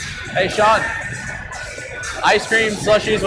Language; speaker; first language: English; native; English